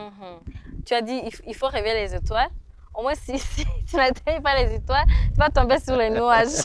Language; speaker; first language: French; non-native, local second language; Rundi